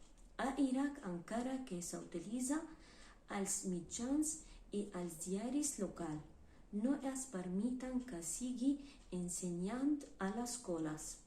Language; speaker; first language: Catalan; non-native, learner; Kurdish